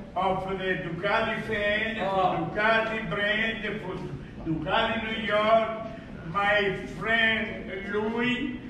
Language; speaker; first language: English; non-native, fluent; French